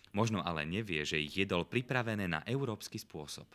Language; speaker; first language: Slovak; native; Slovak